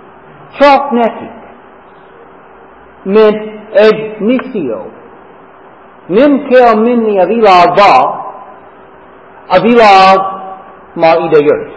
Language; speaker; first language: Hungarian; non-native, fluent; English